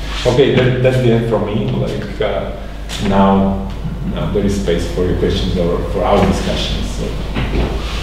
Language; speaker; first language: English; non-native, fluent; Slovak